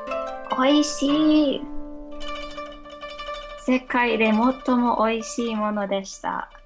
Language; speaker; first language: Japanese; non-native, learner; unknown